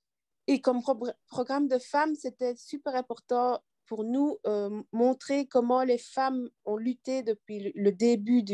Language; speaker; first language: French; non-native, fluent; Quechua